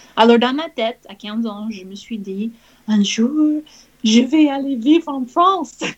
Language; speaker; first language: French; non-native, fluent; English